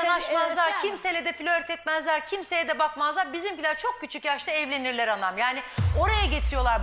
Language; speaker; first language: Turkish; native; Turkish